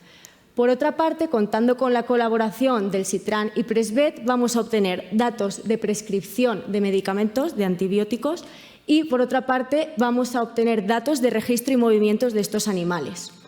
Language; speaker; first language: Spanish; native; Spanish